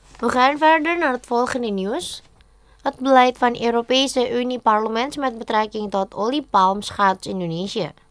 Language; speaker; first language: Dutch; non-native, fluent; Indonesian